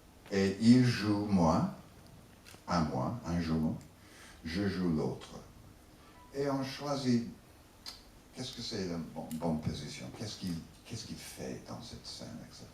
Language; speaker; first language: French; non-native, learner; English